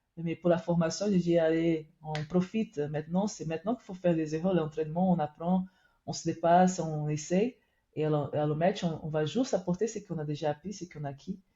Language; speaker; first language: French; non-native, fluent; Portuguese